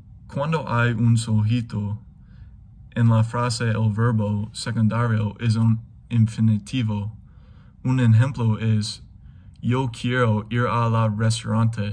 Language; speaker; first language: Spanish; non-native, learner; English